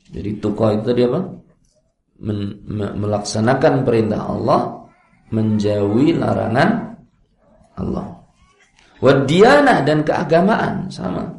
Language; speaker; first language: Indonesian; non-native, local second language; Javanese